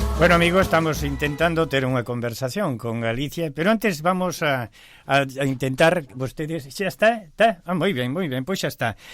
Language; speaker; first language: Galician; early bilingual, heritage; Galician